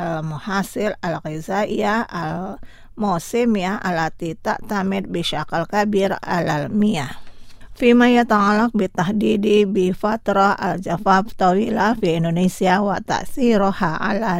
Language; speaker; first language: Arabic; non-native, fluent; Indonesian